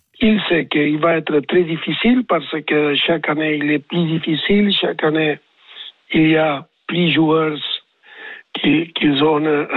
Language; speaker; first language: French; non-native, learner; Spanish